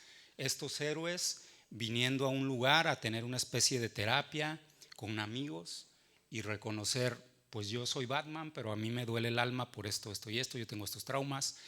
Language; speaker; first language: Spanish; native; Spanish